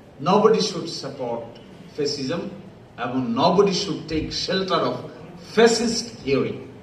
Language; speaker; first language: English; non-native, local second language; Bangla